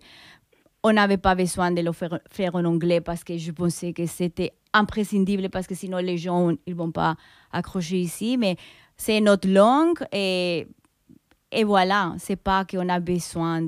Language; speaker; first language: French; non-native, fluent; Spanish